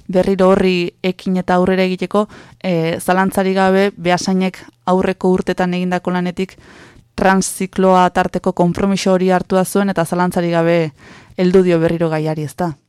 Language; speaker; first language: Basque; native; Basque